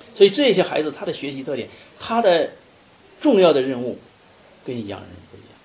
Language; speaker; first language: Chinese; native; Chinese